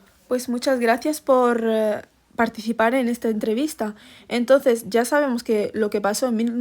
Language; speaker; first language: Spanish; early bilingual, other home language; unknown